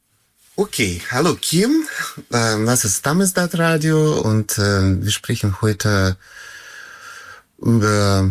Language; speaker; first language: German; non-native, learner; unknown